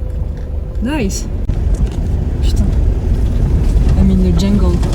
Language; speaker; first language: English; non-native, fluent; French